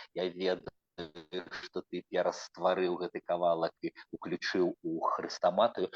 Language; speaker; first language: Belarusian; native; Belarusian